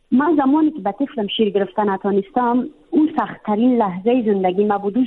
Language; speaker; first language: Persian; native; Persian